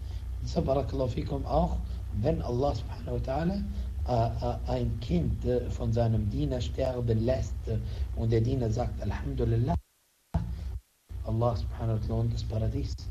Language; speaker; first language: German; non-native, fluent; Arabic